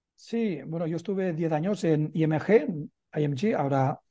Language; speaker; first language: Spanish; native; Spanish